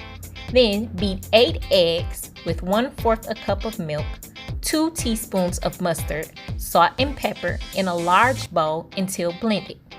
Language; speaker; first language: English; native; English